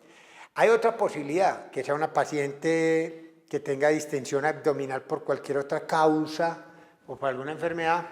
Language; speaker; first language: Spanish; native; Spanish